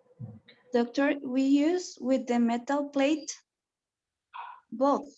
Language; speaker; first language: English; non-native, learner; Spanish